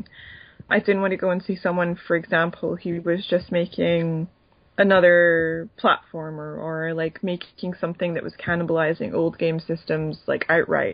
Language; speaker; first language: English; native; English